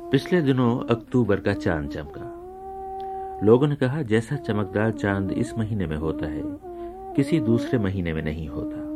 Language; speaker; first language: Urdu; native; Urdu